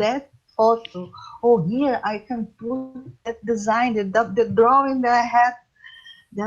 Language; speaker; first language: English; non-native, learner; Portuguese